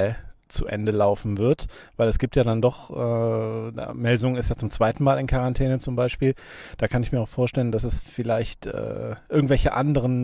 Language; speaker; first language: German; native; German